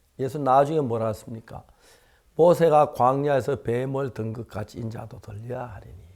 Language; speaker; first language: Korean; native; Korean